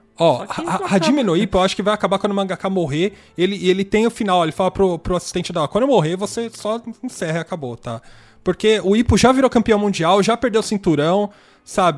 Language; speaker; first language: Portuguese; native; Portuguese